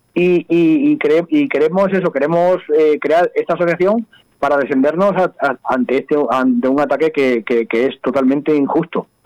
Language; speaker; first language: Spanish; native; Spanish